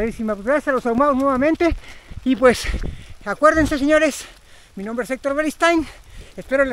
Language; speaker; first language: Spanish; native; Spanish